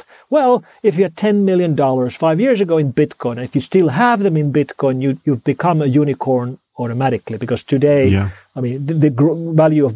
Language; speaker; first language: English; non-native, fluent; Finnish